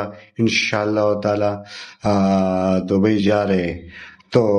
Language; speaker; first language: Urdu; non-native, local second language; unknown